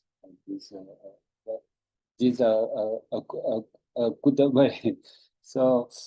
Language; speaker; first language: English; non-native, learner; Chinese